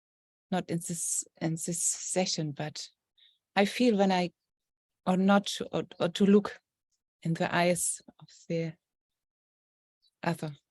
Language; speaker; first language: English; non-native, learner; German